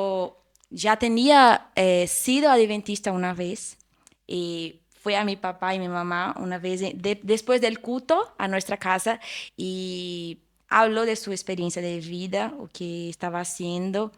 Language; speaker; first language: Spanish; non-native, fluent; Portuguese